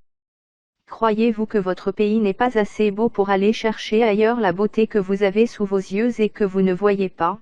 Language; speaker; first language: French; native; French